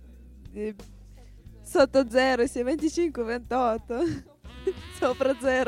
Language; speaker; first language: Italian; non-native, learner; Russian